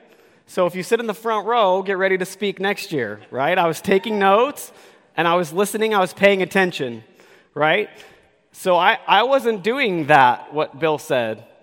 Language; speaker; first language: English; native; English